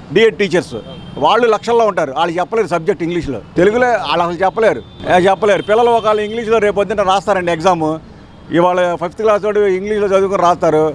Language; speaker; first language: Telugu; native; Telugu